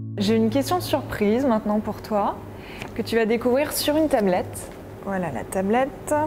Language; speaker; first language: French; native; French